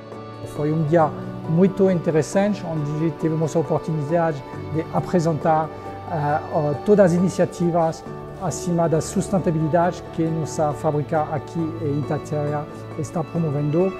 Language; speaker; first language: Portuguese; non-native, fluent; Spanish